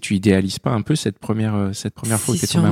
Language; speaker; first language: French; native; French